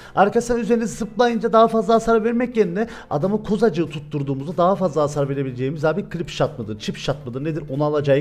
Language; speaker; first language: Turkish; native; Turkish